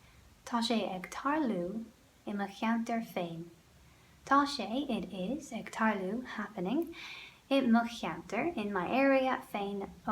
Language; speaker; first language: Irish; non-native, local second language; English